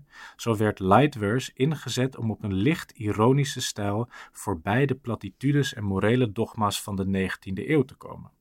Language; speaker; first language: Dutch; native; Dutch